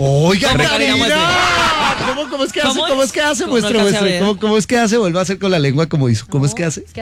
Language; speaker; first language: Spanish; native; Spanish